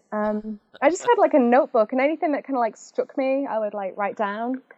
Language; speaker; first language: English; native; English